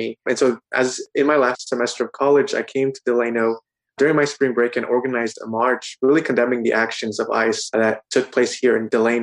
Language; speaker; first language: English; native; English